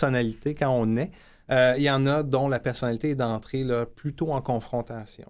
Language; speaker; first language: French; native; French